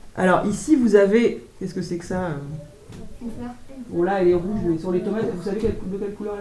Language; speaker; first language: French; native; French